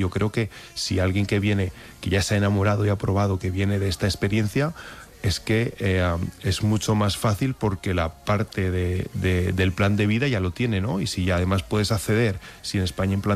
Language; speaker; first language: Spanish; native; Spanish